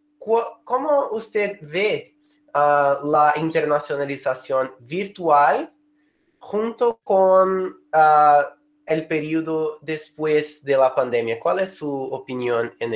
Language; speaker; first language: Spanish; non-native, fluent; Portuguese